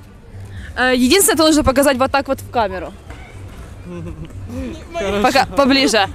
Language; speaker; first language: Russian; native; Russian